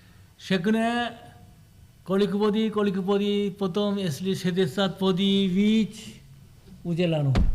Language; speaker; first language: Czech; non-native, learner; Korean